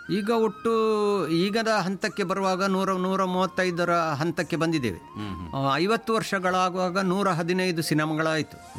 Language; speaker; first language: Kannada; non-native, local second language; Tulu